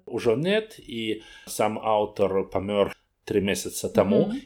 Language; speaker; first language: Belarusian; non-native, learner; Russian